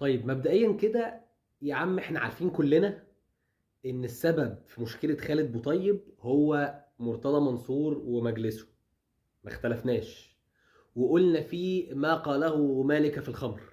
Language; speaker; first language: Arabic; native; Arabic